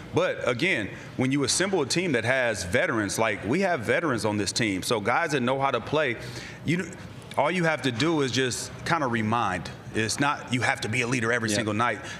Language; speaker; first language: English; native; English